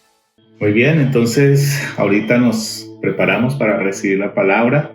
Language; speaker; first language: Spanish; native; Spanish